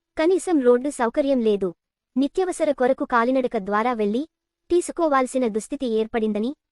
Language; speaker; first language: Telugu; native; Telugu